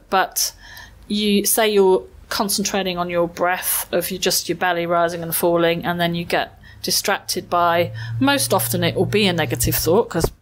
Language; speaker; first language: English; native; English